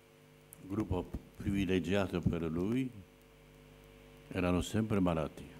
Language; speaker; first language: Italian; non-native, fluent; Polish